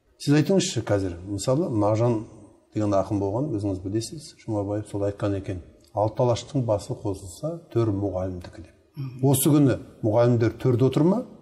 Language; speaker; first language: Kazakh; native; Kazakh